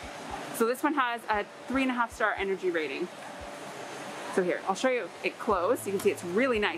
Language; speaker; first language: English; native; English